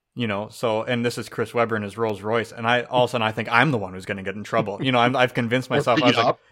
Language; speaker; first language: English; native; English